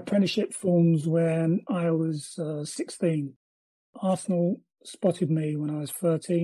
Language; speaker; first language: English; native; English